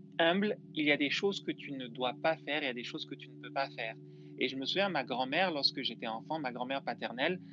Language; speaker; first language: French; non-native, local second language; Bambara